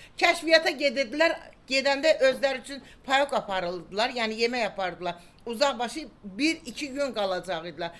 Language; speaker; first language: Azerbaijani; native; Azerbaijani